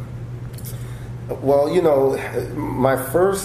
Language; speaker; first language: English; native; English